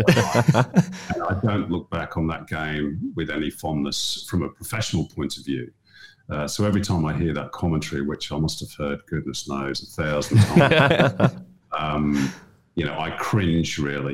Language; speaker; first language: English; native; English